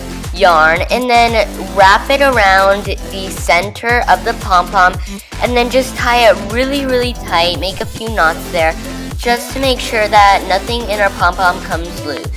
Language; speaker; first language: English; native; English